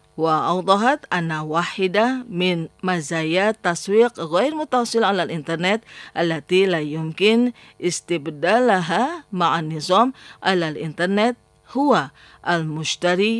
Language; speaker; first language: Arabic; non-native, fluent; Indonesian